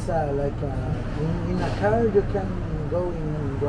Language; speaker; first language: English; non-native, learner; Spanish